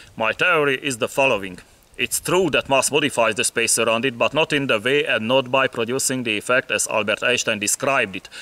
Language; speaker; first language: English; non-native, fluent; Hungarian